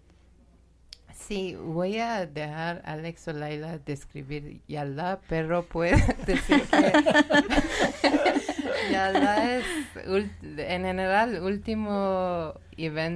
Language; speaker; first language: Spanish; non-native, learner; Persian